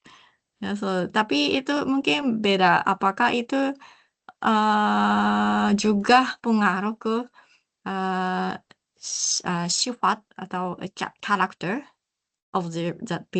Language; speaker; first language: Indonesian; non-native, learner; Japanese